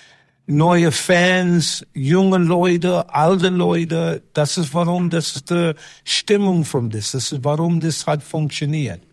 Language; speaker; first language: German; non-native, learner; English